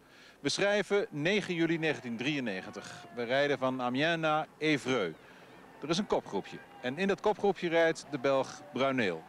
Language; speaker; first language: Dutch; native; Dutch